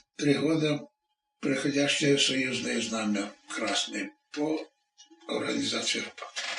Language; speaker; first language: Russian; non-native, local second language; Ukrainian